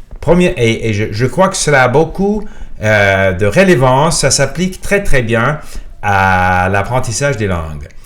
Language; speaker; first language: French; non-native, fluent; English